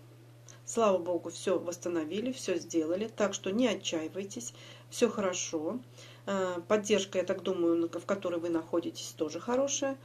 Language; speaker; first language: Russian; native; Russian